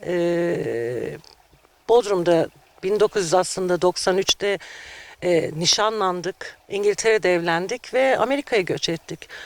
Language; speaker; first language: Turkish; native; Turkish